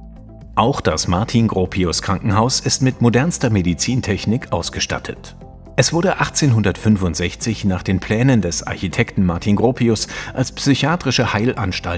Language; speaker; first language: German; native; German